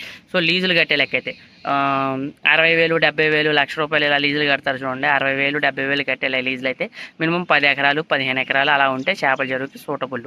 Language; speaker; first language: Telugu; native; Telugu